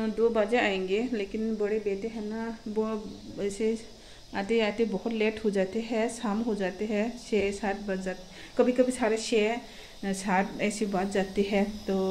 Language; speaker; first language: Hindi; non-native, local second language; Kok Borok